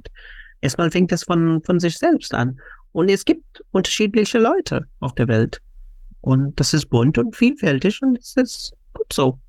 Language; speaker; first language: German; non-native, fluent; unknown